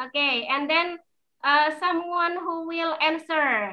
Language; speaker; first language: English; non-native, fluent; Indonesian